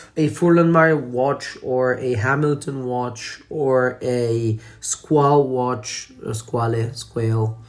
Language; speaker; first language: English; non-native, fluent; Italian